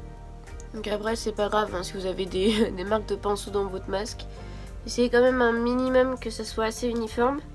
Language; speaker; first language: French; native; French